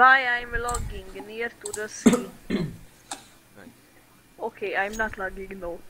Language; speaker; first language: English; non-native, learner; Hungarian